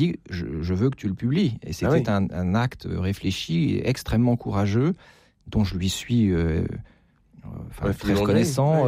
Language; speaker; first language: French; native; French